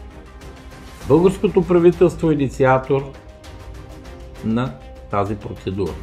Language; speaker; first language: Bulgarian; native; Bulgarian